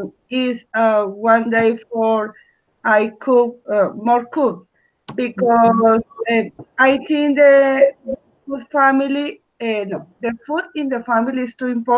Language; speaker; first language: English; non-native, learner; Spanish